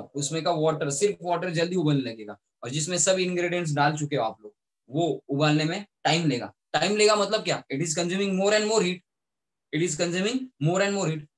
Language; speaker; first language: Hindi; native; Hindi